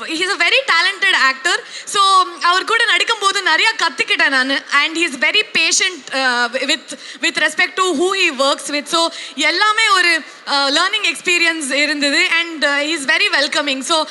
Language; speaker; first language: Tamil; non-native, learner; Kannada